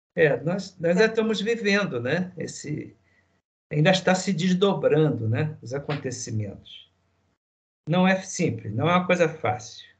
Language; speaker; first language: Portuguese; native; Portuguese